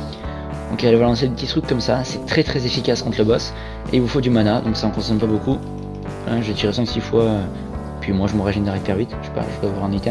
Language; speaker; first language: French; native; French